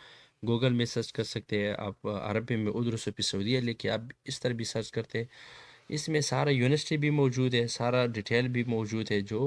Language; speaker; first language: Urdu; non-native, local second language; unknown